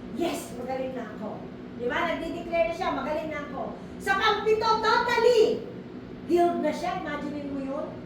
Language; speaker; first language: Filipino; native; Filipino